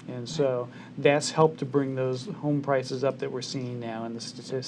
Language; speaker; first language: English; native; English